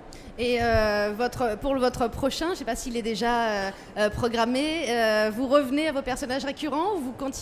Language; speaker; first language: French; native; French